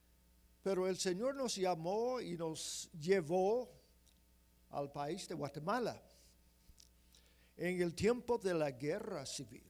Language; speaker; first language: Spanish; non-native, fluent; English